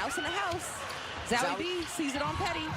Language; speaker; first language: English; native; English